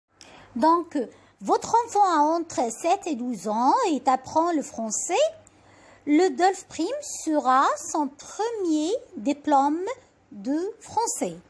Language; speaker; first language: French; non-native, fluent; Arabic